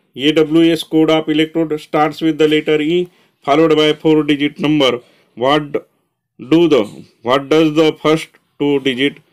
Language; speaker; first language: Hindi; non-native, local second language; Marathi